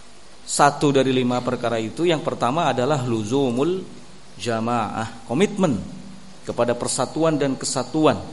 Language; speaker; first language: Indonesian; native; Indonesian